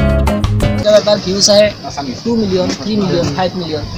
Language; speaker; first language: Hindi; non-native, local second language; Assamese